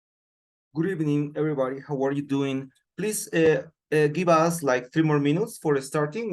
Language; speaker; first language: English; non-native, fluent; Spanish